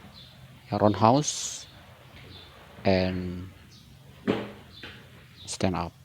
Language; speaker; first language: English; non-native, learner; Indonesian